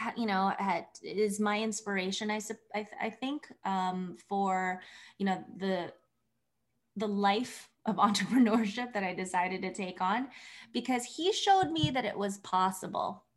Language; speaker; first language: English; early bilingual, other home language; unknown